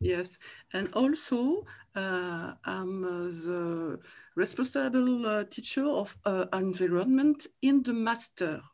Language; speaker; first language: English; non-native, learner; French